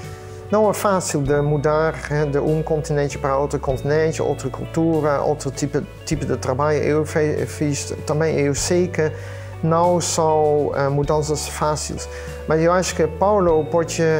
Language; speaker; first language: Portuguese; non-native, fluent; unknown